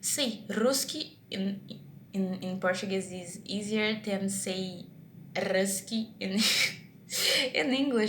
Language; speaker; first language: English; non-native, learner; Portuguese